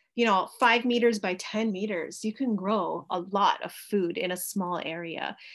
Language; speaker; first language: English; native; English